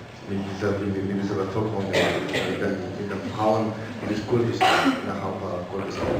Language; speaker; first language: German; non-native, fluent; Catalan